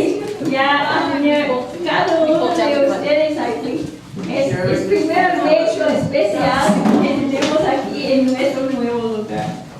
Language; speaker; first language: Spanish; non-native, learner; English